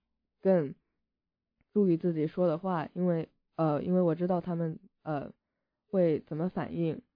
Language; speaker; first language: Chinese; early bilingual, heritage; English